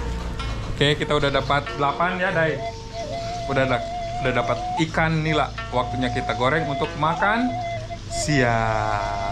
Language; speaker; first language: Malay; non-native, local second language; Sundanese